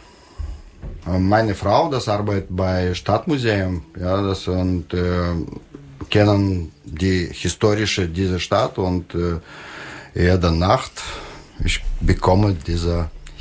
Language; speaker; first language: German; non-native, learner; Russian